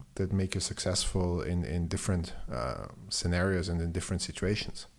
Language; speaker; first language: English; non-native, fluent; German